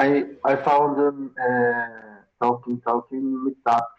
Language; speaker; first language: English; non-native, learner; Portuguese